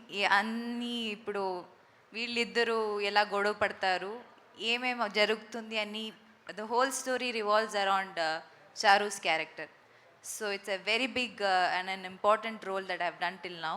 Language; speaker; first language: Telugu; non-native, fluent; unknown